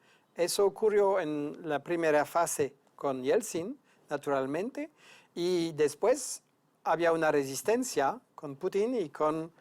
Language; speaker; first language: Spanish; non-native, fluent; French